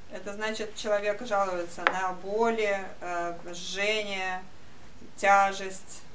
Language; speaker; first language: Russian; native; Russian